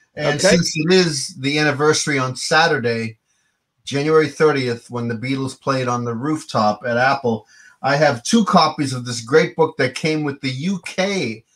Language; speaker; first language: English; native; English